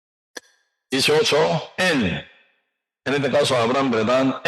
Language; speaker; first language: Spanish; non-native, learner; Korean